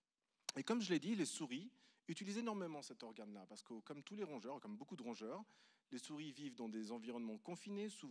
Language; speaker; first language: French; native; French